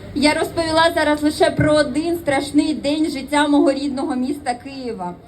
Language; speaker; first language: Ukrainian; native; Ukrainian